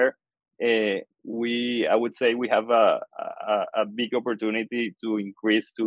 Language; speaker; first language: English; non-native, fluent; Spanish